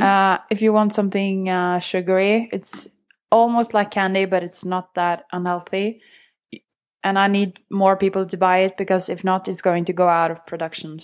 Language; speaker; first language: English; non-native, fluent; Norwegian